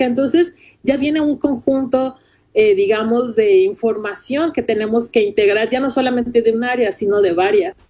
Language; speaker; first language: Spanish; native; Spanish